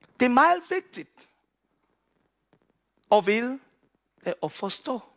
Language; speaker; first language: Danish; non-native, learner; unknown